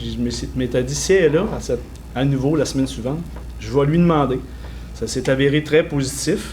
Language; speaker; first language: French; native; French